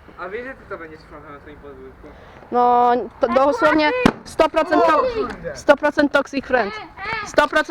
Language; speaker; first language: Polish; native; Polish